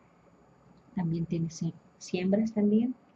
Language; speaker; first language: Spanish; native; Spanish